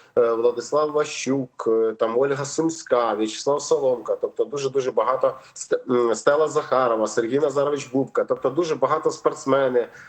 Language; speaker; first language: Ukrainian; native; Ukrainian